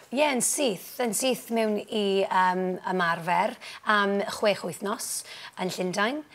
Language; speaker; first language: Welsh; non-native, local second language; English